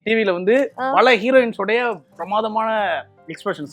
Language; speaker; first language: Tamil; native; Tamil